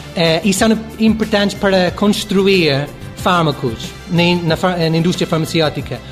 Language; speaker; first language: Portuguese; non-native, fluent; English